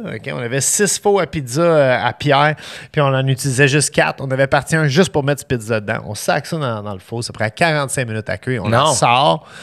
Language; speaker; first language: French; native; French